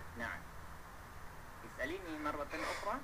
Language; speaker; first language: Arabic; non-native, fluent; Malay